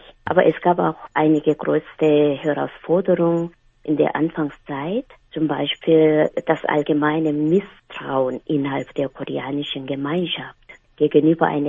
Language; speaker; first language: German; non-native, fluent; Korean